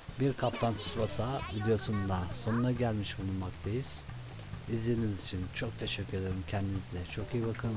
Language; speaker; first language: Turkish; native; Turkish